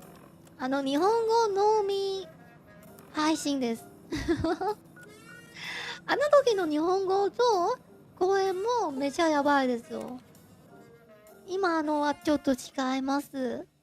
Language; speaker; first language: Japanese; non-native, fluent; Chinese